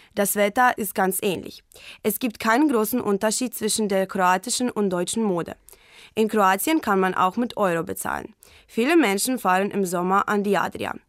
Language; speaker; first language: German; non-native, fluent; Croatian